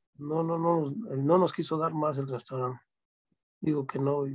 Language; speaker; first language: Spanish; native; Spanish